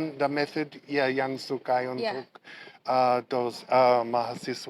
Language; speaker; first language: Indonesian; non-native, learner; English